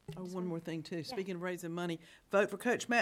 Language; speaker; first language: English; native; English